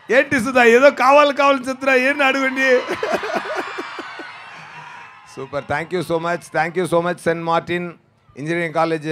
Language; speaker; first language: Telugu; non-native, learner; Tamil